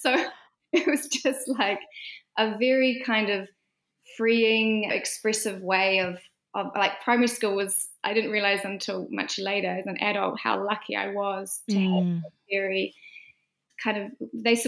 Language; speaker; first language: English; native; English